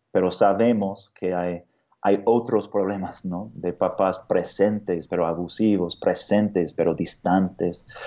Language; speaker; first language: Spanish; non-native, fluent; English